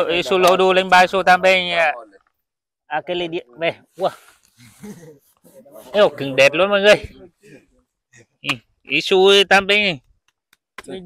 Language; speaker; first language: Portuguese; non-native, learner; Vietnamese